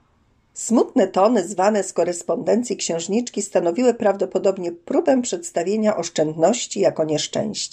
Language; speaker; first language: Polish; native; Polish